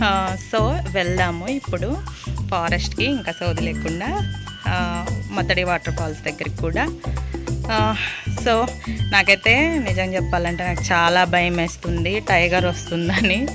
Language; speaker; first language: Telugu; native; Telugu